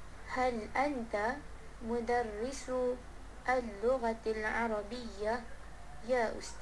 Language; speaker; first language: Arabic; non-native, learner; Malay